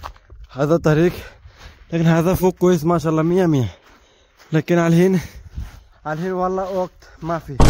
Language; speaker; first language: Arabic; non-native, learner; Bangla